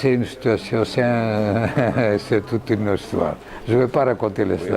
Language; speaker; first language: French; non-native, fluent; Greek